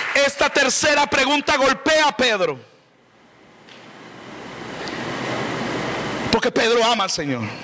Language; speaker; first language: Spanish; native; Spanish